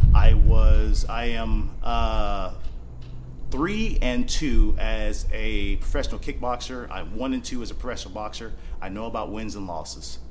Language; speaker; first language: English; native; English